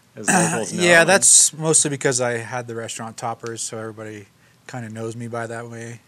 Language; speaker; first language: English; native; English